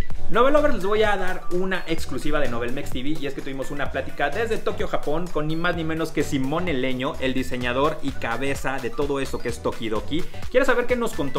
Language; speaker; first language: Spanish; native; Spanish